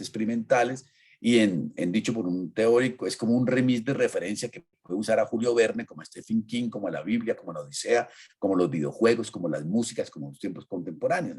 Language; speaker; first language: Spanish; native; Spanish